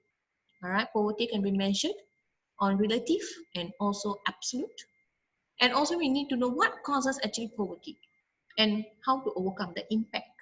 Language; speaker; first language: English; non-native, local second language; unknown